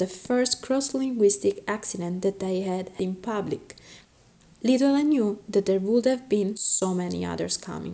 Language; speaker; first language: English; early bilingual, other home language; Spanish